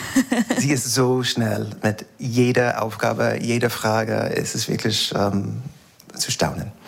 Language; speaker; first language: German; non-native, fluent; English